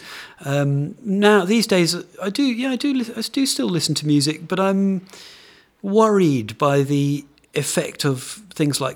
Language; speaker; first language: English; native; English